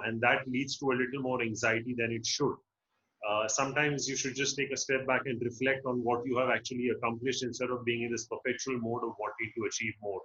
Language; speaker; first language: English; non-native, local second language; Hindi